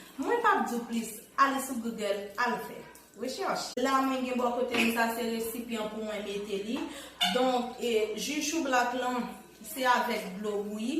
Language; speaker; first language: French; non-native, learner; Haitian Creole